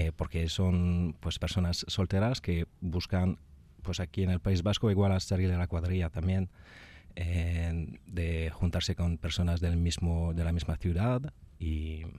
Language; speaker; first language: Spanish; non-native, fluent; French